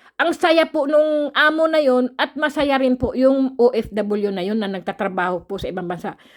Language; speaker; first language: Filipino; native; Filipino